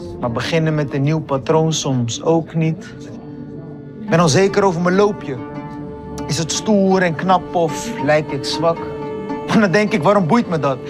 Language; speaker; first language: Dutch; early bilingual, other home language; Hebrew